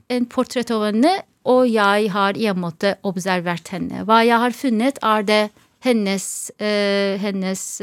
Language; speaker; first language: Norwegian; non-native, fluent; Turkish